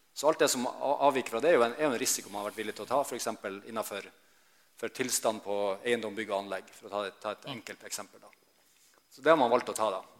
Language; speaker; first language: Norwegian; native; Norwegian